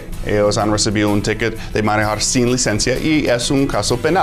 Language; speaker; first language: Spanish; non-native, fluent; English